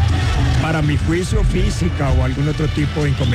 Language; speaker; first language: Spanish; native; Spanish